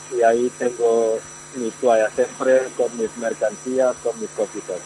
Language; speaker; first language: Spanish; non-native, fluent; Wolof